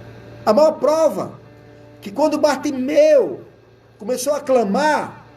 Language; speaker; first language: Portuguese; native; Portuguese